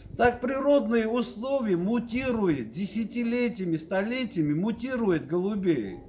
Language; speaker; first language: Russian; non-native, local second language; Armenian